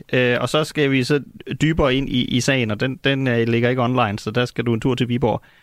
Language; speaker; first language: Danish; native; Danish